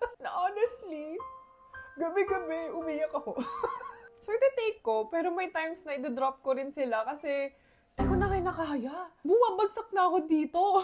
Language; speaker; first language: Filipino; early bilingual, other home language; Korean